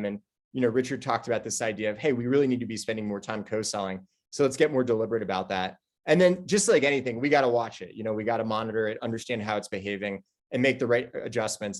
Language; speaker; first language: English; native; English